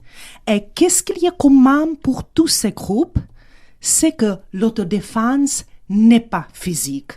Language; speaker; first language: French; non-native, fluent; Czech